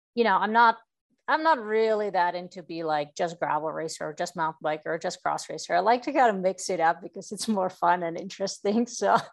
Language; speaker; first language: English; non-native, fluent; Czech